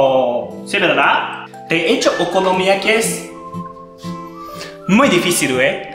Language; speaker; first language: Spanish; non-native, learner; Japanese